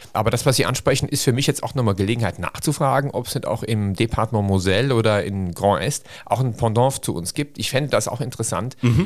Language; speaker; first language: German; native; German